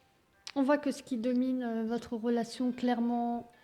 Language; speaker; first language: French; native; French